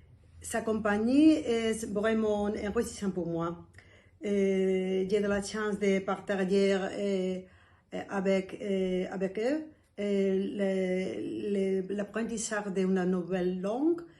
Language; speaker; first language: French; non-native, fluent; Spanish